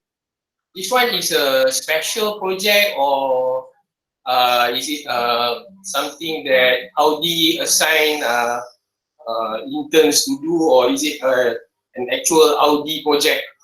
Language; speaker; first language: English; non-native, local second language; Malay